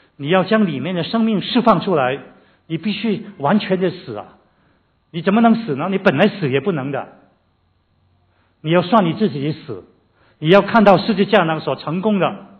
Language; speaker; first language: Chinese; non-native, local second language; Cantonese